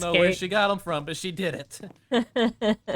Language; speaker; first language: English; native; English